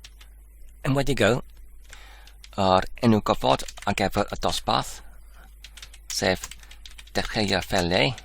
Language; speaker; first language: Welsh; non-native, learner; English